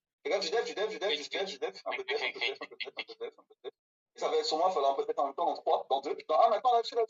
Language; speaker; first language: French; native; French